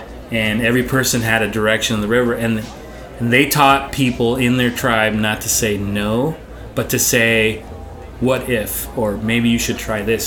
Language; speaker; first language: English; early bilingual, other home language; Spanish